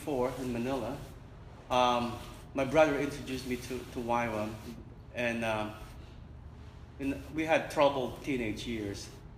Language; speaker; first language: English; non-native, local second language; Filipino